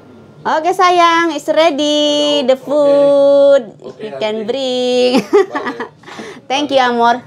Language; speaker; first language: English; non-native, learner; Indonesian